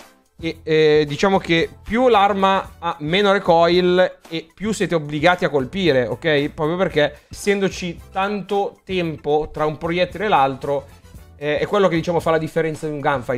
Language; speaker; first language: Italian; native; Italian